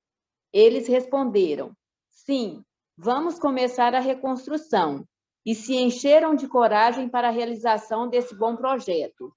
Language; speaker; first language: Portuguese; native; Portuguese